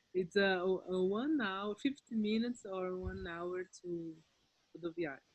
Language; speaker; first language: English; non-native, learner; Portuguese